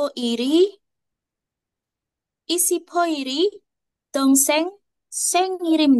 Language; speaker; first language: Korean; non-native, learner; Indonesian